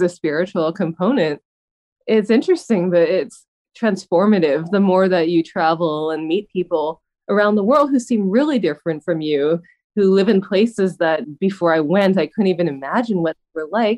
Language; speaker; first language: English; native; English